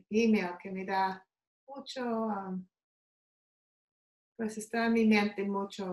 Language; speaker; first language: Spanish; non-native, learner; English